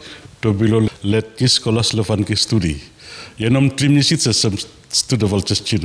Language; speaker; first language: Czech; non-native, learner; Balinese